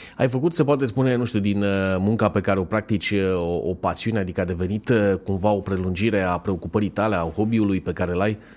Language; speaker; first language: Romanian; native; Romanian